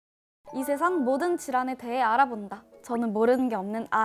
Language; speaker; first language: Korean; native; Korean